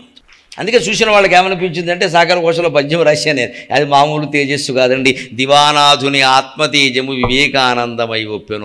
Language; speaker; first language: Telugu; native; Telugu